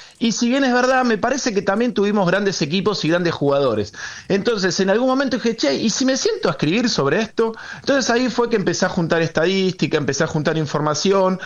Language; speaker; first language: Spanish; native; Spanish